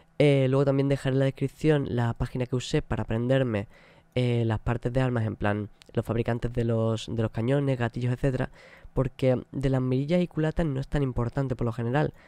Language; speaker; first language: Spanish; native; Spanish